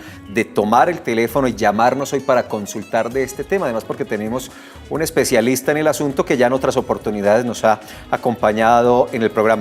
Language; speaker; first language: Spanish; native; Spanish